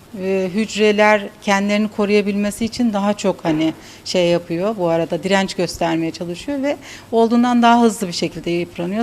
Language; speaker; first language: Turkish; native; Turkish